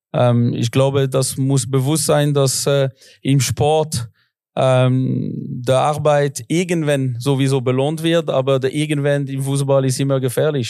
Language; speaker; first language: German; non-native, local second language; French